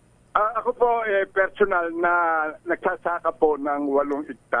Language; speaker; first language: Filipino; native; Filipino